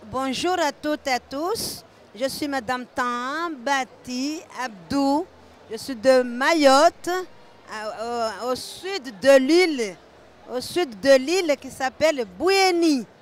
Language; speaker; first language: French; non-native, local second language; Comorian